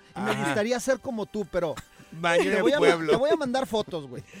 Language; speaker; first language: Spanish; native; Spanish